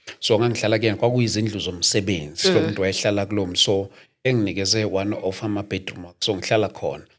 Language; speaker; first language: Zulu; native; Zulu